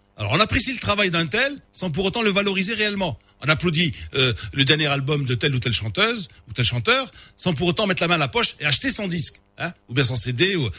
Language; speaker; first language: French; non-native, local second language; Arabic